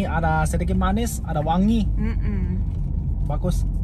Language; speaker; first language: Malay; non-native, learner; Chinese